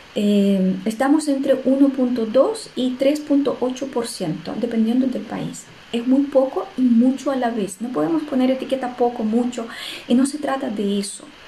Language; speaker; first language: Spanish; non-native, fluent; Russian